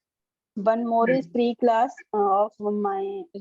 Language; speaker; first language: English; non-native, learner; Hindi